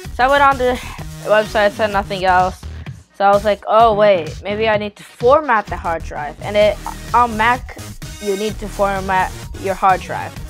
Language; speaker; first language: English; native; English